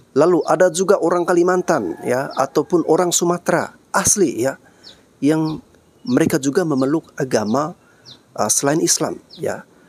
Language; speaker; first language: Indonesian; native; Indonesian